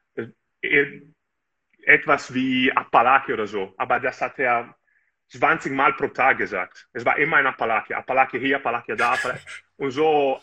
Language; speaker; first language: German; non-native, fluent; Italian